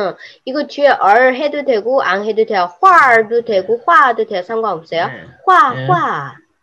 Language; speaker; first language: Korean; non-native, fluent; Chinese